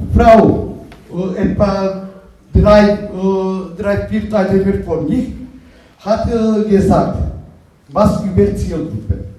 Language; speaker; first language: German; non-native, learner; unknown